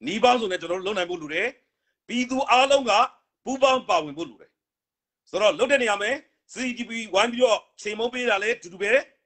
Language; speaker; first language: Burmese; native; Burmese